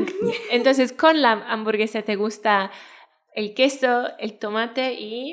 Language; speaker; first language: Spanish; non-native, fluent; Welsh